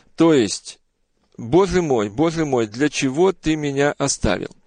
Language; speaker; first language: Russian; native; Russian